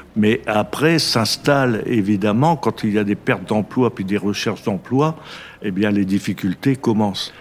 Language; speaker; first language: French; native; French